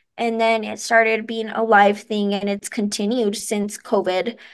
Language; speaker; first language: English; native; English